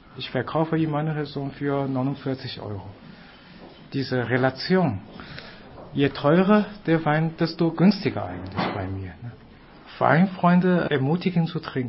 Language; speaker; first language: German; non-native, fluent; Chinese